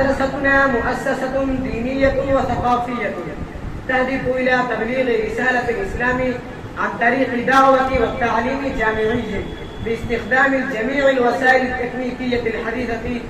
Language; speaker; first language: Arabic; non-native, learner; Urdu